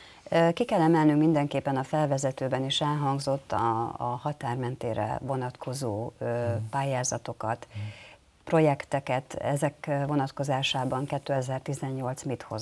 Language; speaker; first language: Hungarian; native; Hungarian